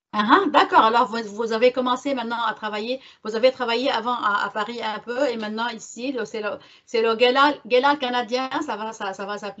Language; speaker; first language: French; non-native, local second language; Arabic